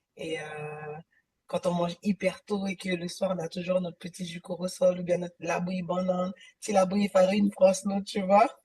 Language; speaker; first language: French; early bilingual, other home language; Haitian Creole